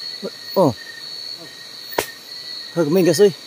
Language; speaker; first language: Filipino; native; Filipino